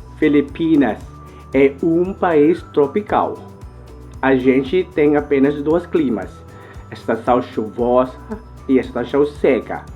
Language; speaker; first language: Portuguese; non-native, learner; Filipino